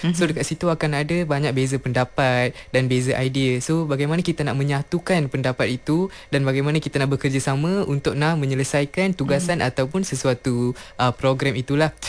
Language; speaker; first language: Malay; non-native, local second language; Tamil